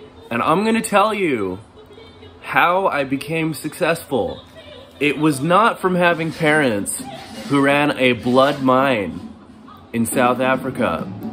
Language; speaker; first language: English; native; English